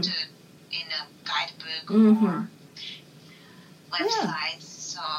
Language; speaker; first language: English; non-native, learner; Japanese